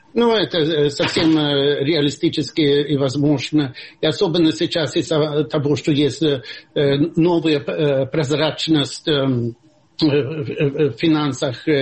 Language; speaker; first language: Russian; non-native, fluent; Swedish